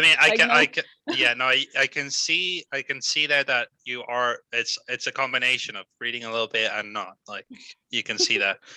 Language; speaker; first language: English; non-native, fluent; Spanish